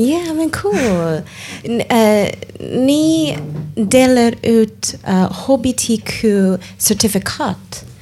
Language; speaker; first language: Swedish; non-native, learner; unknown